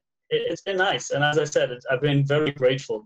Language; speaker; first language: English; non-native, fluent; Dutch